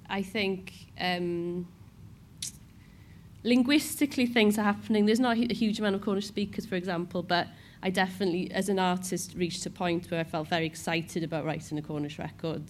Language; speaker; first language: English; non-native, local second language; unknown